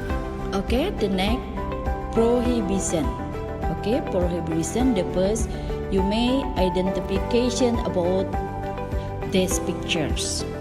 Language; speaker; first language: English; non-native, learner; Indonesian